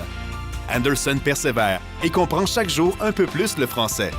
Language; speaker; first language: French; native; French